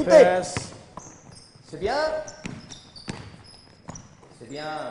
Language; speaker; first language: French; non-native, learner; Spanish